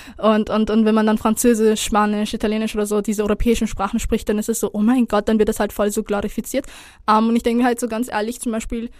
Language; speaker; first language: German; early bilingual, other home language; Somali